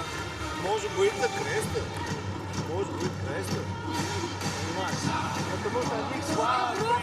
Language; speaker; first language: Russian; non-native, learner; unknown